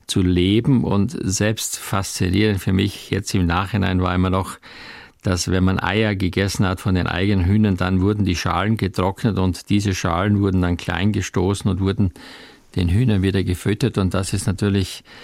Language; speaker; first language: German; native; German